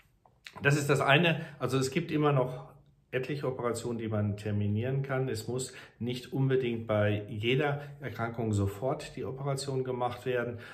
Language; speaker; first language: German; native; German